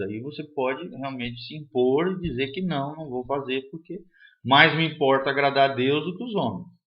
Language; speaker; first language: Portuguese; native; Portuguese